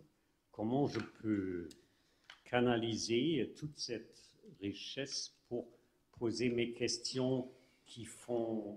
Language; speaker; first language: French; non-native, fluent; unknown